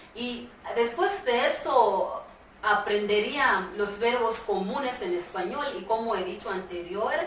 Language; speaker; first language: Spanish; non-native, fluent; Swahili